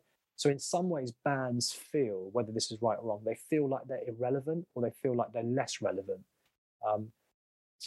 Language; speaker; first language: English; native; English